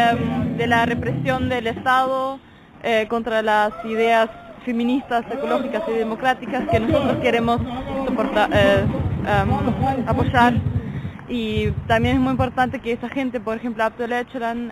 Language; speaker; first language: Spanish; non-native, fluent; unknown